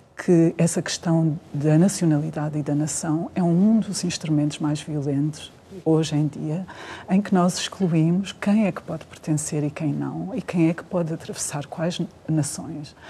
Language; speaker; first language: Portuguese; native; Portuguese